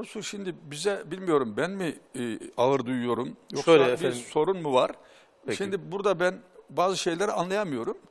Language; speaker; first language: Turkish; native; Turkish